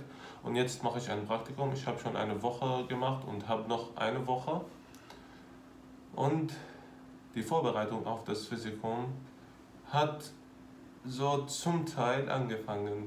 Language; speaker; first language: German; non-native, fluent; Arabic